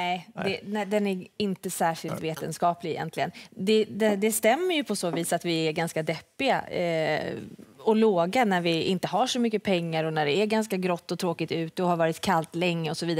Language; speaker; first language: Swedish; native; Swedish